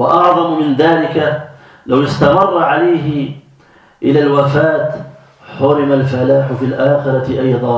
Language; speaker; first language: Arabic; non-native, fluent; French